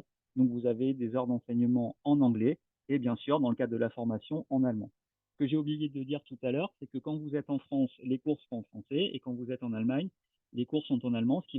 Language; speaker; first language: French; native; French